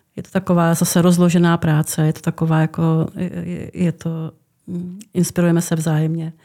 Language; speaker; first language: Czech; native; Czech